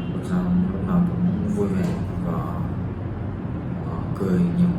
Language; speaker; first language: Vietnamese; non-native, learner; Korean